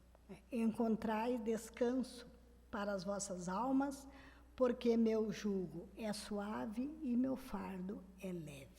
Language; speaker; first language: Portuguese; native; Portuguese